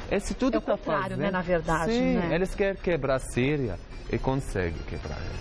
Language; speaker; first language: Portuguese; non-native, learner; Arabic